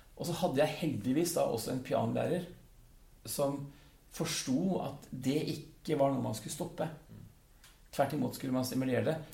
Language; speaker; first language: Norwegian; early bilingual, other home language; Dutch